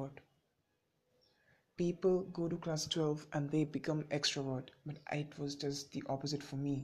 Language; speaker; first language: English; non-native, local second language; Bangla